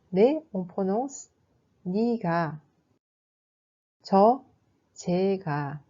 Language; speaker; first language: French; non-native, fluent; Korean